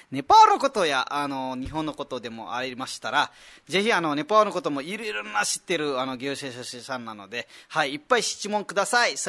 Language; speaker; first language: Japanese; non-native, fluent; Nepali